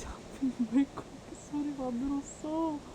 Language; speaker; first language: Korean; non-native, learner; Swedish